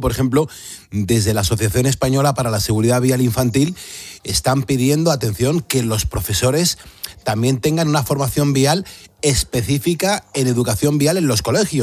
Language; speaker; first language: Spanish; native; Spanish